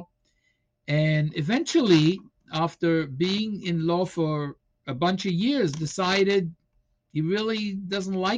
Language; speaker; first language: English; non-native, fluent; Hebrew